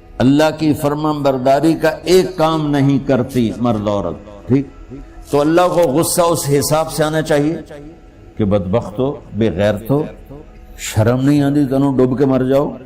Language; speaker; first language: Urdu; non-native, local second language; Punjabi